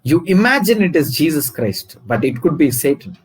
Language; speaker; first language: English; non-native, local second language; Telugu